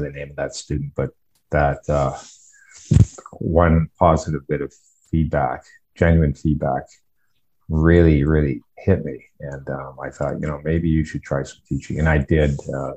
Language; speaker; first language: English; native; English